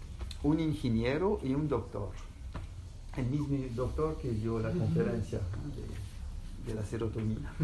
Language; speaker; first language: Spanish; non-native, fluent; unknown